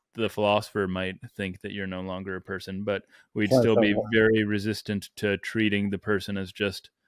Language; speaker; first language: English; native; English